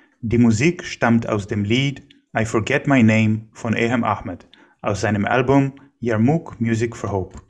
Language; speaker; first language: German; non-native, fluent; Hebrew